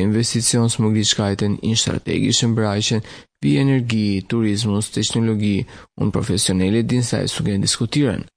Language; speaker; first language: German; non-native, fluent; Albanian